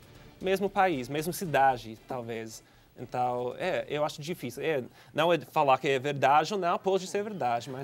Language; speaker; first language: Portuguese; non-native, fluent; English